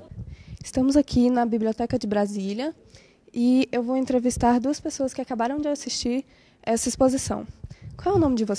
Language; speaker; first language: Portuguese; native; Portuguese